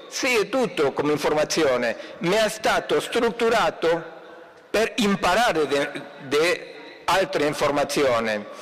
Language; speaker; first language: Italian; non-native, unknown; Spanish